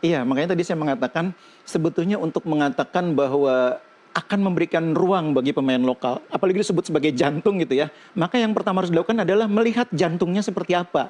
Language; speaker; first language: Indonesian; native; Indonesian